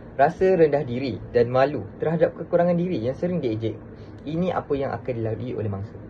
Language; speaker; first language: Malay; native; Malay